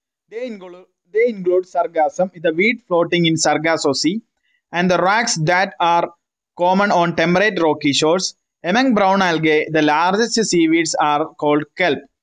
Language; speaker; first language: English; non-native, local second language; Malayalam